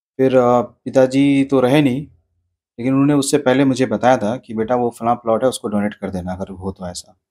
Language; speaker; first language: Hindi; native; Hindi